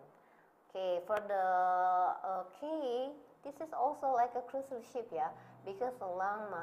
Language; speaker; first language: English; non-native, learner; Indonesian